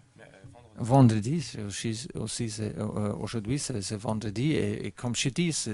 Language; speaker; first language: French; non-native, learner; German